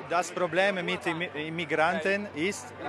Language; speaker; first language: German; non-native, learner; Italian